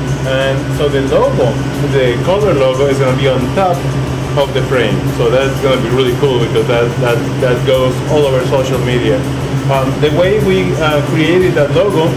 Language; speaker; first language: English; non-native, fluent; Spanish